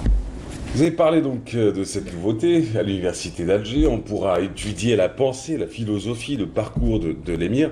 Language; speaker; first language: French; non-native, local second language; Arabic